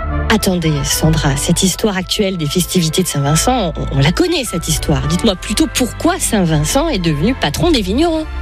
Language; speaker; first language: French; native; French